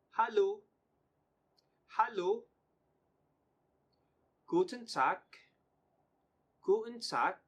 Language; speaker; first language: German; non-native, learner; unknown